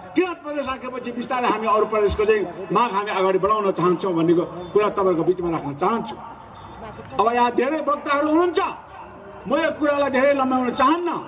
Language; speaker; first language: Nepali; non-native, local second language; Sherpa